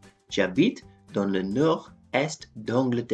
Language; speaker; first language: French; non-native, fluent; English